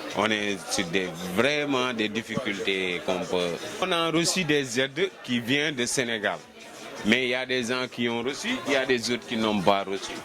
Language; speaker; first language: French; non-native, local second language; Wolof